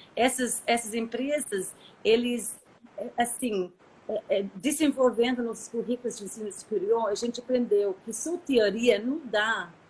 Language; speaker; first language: Portuguese; non-native, fluent; English